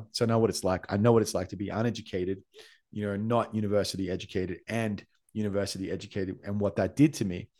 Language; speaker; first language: English; native; English